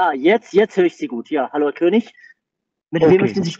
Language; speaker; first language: German; native; German